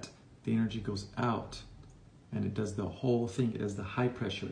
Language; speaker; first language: English; native; English